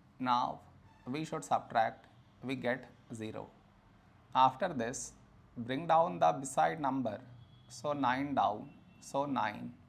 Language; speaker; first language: English; non-native, local second language; Telugu